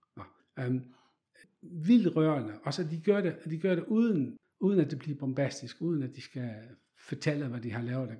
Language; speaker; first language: Danish; non-native, fluent; Dutch